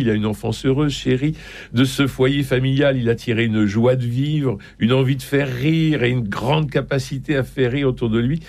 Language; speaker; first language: French; native; French